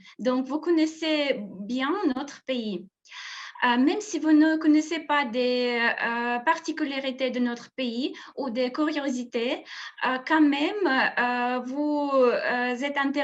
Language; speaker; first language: French; non-native, fluent; Russian